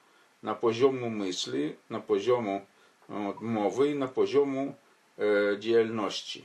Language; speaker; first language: Polish; non-native, fluent; Ukrainian